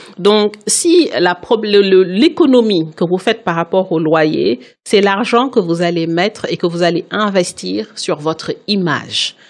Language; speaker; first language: French; non-native, local second language; Wolof